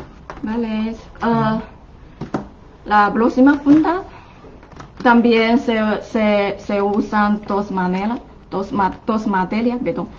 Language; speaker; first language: Spanish; non-native, fluent; Chinese